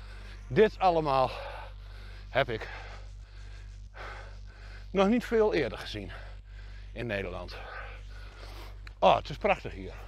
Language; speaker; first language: Dutch; native; Dutch